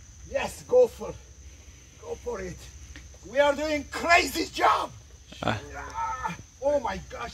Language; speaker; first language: English; non-native, fluent; Turkish